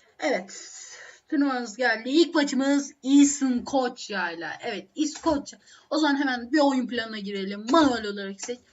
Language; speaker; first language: Turkish; native; Turkish